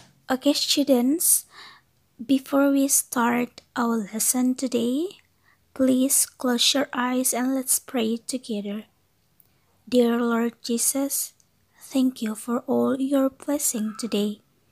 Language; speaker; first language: English; non-native, fluent; Indonesian